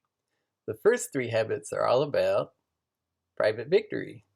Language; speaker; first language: English; native; English